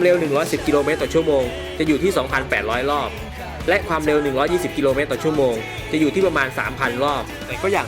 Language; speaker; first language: Thai; native; Thai